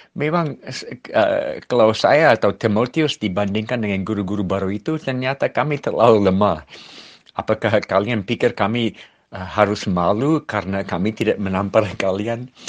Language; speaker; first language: Malay; non-native, fluent; English